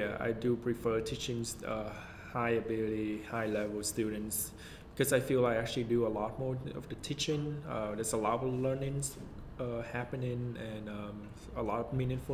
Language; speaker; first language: English; non-native, fluent; Vietnamese